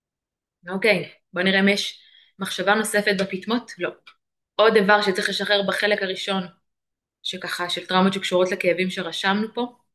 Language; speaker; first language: Hebrew; native; Hebrew